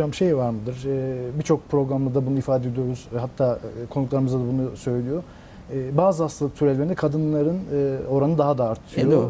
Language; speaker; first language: Turkish; native; Turkish